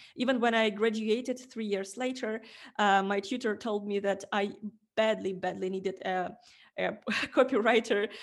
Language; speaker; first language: English; non-native, fluent; Ukrainian